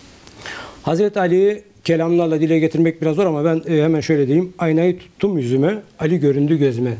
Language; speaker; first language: Turkish; native; Turkish